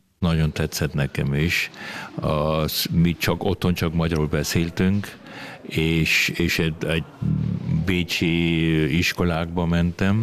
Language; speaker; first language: Hungarian; early bilingual, heritage; Hungarian